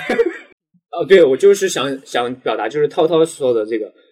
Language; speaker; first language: Chinese; native; Chinese